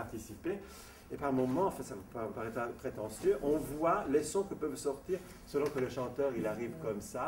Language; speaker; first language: French; non-native, fluent; Italian